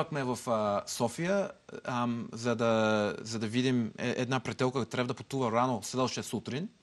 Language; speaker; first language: Bulgarian; non-native, learner; English